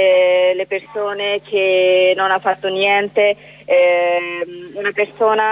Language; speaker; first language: Italian; non-native, learner; Bangla